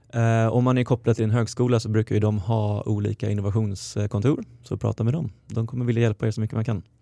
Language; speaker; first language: Swedish; native; Swedish